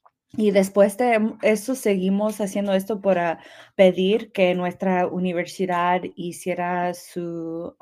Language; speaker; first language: Spanish; early bilingual, heritage; English